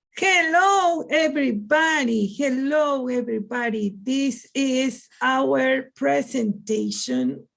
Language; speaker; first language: English; non-native, learner; Spanish